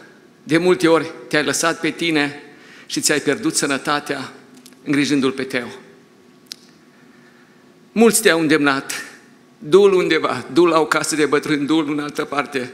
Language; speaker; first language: Romanian; native; Romanian